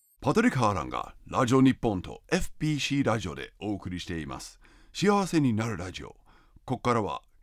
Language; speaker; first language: Japanese; non-native, fluent; English